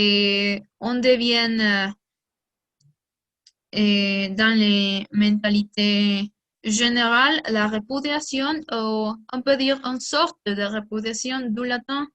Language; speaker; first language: French; non-native, learner; Spanish